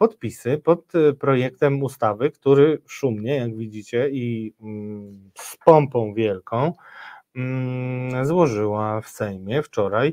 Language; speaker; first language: Polish; native; Polish